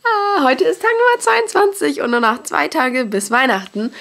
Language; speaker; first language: German; native; German